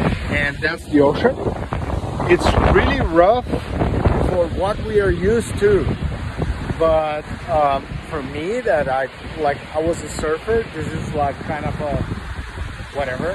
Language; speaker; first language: English; non-native, fluent; Portuguese